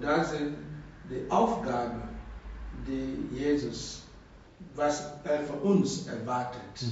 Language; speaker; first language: German; non-native, learner; Russian